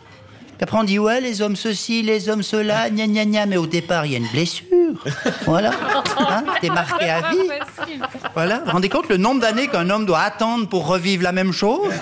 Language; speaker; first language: French; native; French